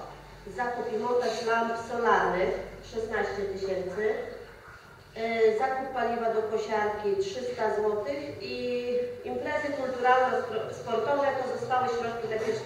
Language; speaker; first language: Polish; native; Polish